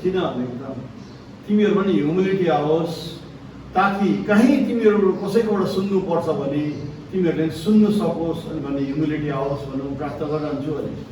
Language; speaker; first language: Nepali; native; Nepali